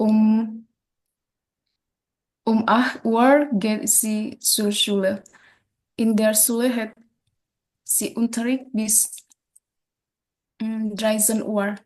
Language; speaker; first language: German; non-native, learner; Indonesian